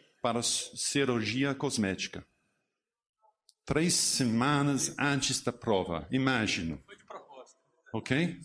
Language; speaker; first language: Portuguese; non-native, learner; English